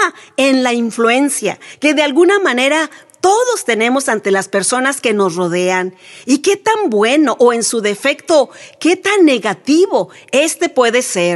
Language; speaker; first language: Spanish; native; Spanish